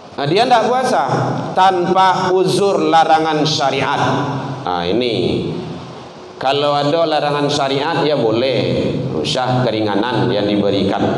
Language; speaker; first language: Malay; non-native, local second language; Minangkabau